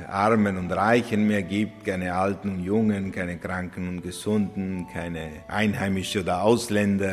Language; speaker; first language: German; non-native, fluent; Italian